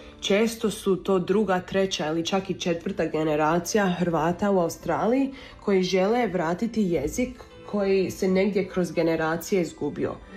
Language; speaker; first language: Croatian; early bilingual, heritage; Croatian